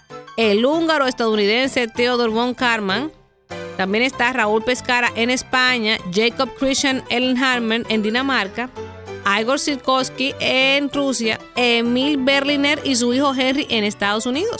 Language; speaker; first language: Spanish; native; Spanish